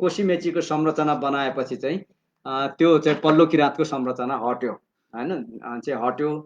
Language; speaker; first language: Nepali; non-native, local second language; Limbu